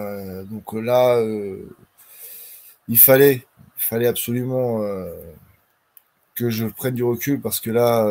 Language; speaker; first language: French; native; French